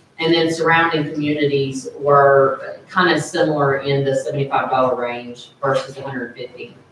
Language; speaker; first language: English; native; English